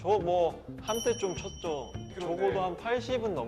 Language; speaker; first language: Korean; native; Korean